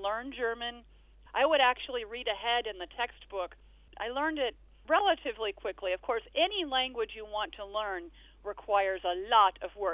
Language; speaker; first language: English; native; English